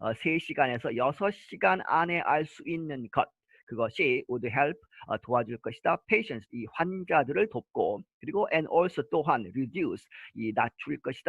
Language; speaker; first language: Korean; native; Korean